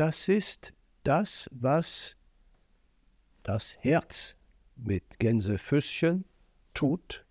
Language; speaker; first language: German; non-native, fluent; French